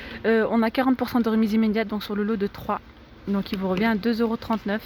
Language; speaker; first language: French; native; French